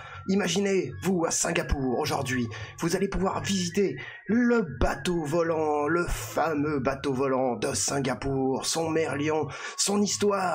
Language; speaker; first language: French; native; French